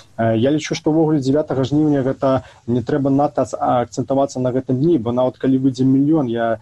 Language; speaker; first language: Belarusian; native; Belarusian